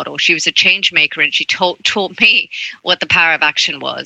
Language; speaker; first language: English; non-native, local second language; Cantonese